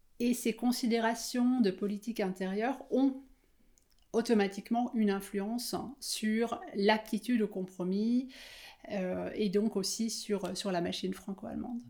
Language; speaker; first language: French; native; French